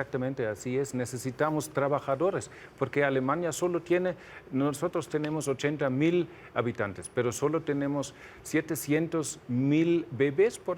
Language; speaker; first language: Spanish; non-native, fluent; German